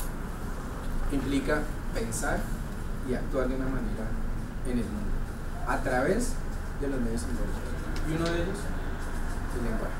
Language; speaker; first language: Spanish; native; Spanish